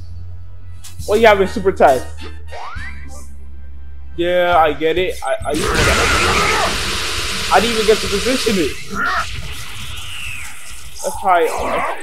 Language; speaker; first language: English; native; English